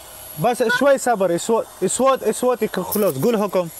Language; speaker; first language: Arabic; non-native, learner; Pashto